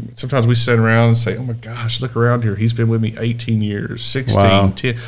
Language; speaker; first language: English; native; English